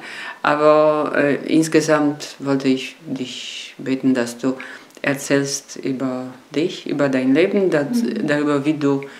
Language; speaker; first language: German; non-native, fluent; Polish